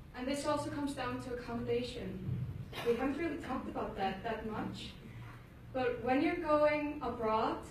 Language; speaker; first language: English; non-native, fluent; Icelandic